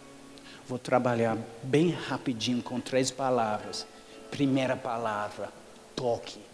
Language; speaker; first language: Portuguese; non-native, fluent; English